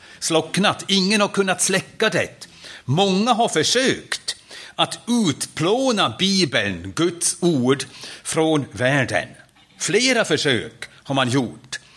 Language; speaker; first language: Swedish; non-native, fluent; German